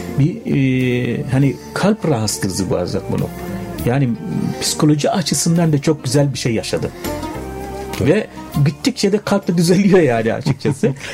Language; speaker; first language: Turkish; non-native, fluent; Arabic